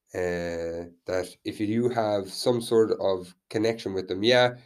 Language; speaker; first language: English; native; English